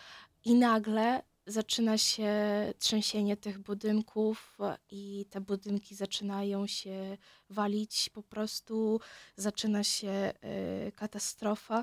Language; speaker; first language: Polish; non-native, fluent; Ukrainian